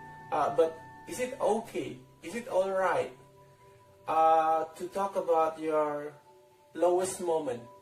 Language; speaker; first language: English; non-native, fluent; Indonesian